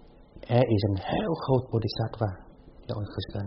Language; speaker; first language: Dutch; non-native, fluent; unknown